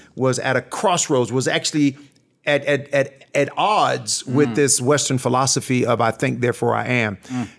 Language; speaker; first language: English; native; English